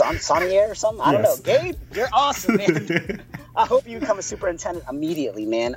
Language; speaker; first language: English; non-native, fluent; Spanish